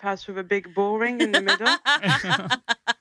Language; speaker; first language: English; non-native, fluent; French